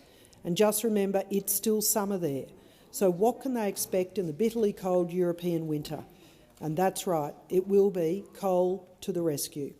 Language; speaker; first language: English; native; English